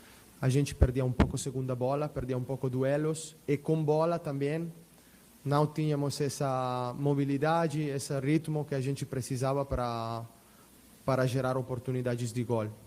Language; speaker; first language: Portuguese; non-native, fluent; Italian